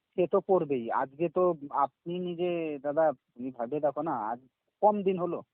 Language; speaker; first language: Bangla; native; Bangla